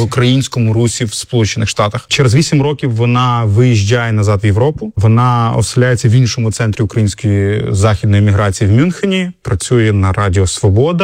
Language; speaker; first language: Ukrainian; native; Ukrainian